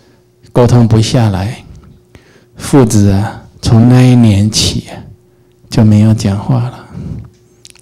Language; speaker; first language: Chinese; native; Chinese